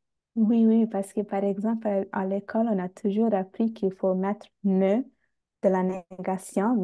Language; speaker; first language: French; non-native, fluent; Bangla